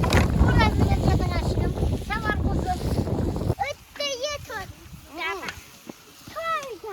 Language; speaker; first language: Turkish; native; Turkish